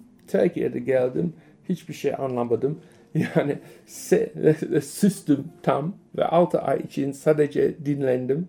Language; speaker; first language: Turkish; non-native, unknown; English